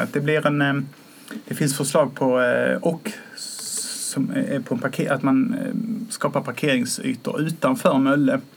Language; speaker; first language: Swedish; native; Swedish